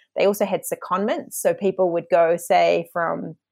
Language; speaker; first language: English; native; English